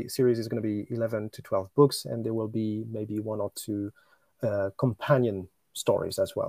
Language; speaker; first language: English; non-native, fluent; French